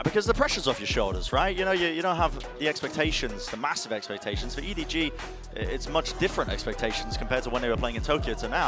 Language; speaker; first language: English; native; English